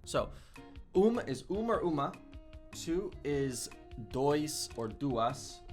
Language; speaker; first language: Portuguese; non-native, learner; English